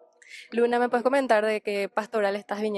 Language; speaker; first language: Spanish; native; Spanish